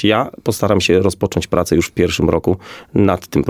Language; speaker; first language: Polish; native; Polish